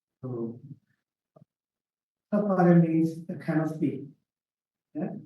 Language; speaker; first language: English; non-native, learner; Vietnamese